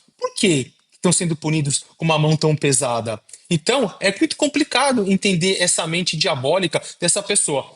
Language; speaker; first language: Portuguese; native; Portuguese